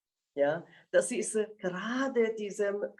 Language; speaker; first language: German; non-native, fluent; Korean